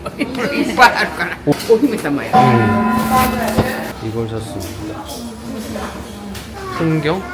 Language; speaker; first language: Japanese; non-native, learner; Korean